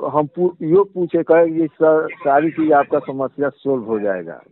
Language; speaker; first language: Hindi; native; Hindi